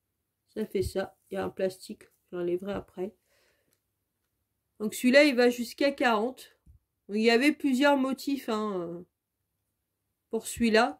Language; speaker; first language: French; native; French